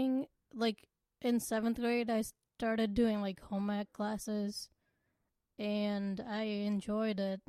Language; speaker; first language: English; non-native, local second language; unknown